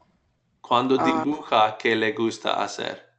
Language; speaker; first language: Spanish; non-native, fluent; English